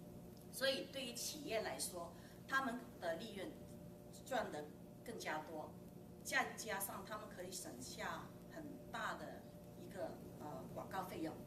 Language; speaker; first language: Chinese; native; Chinese